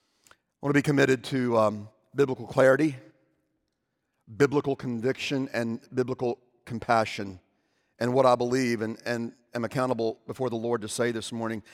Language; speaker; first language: English; native; English